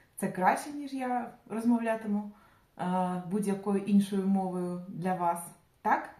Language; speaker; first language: Ukrainian; non-native, local second language; Russian